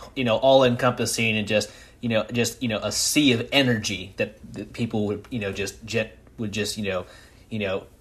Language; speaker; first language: English; early bilingual, other home language; Italian